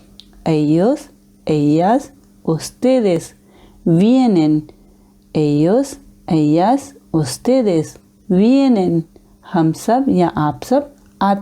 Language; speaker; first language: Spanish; non-native, fluent; Hindi